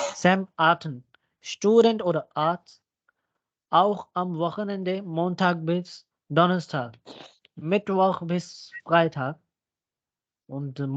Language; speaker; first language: German; non-native, fluent; Urdu